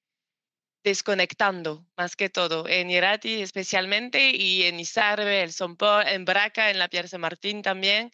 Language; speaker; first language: Spanish; non-native, learner; French